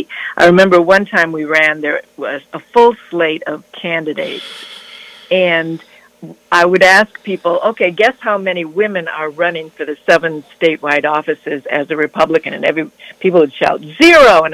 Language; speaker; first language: English; native; English